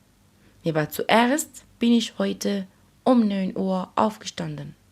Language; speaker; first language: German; non-native, fluent; Arabic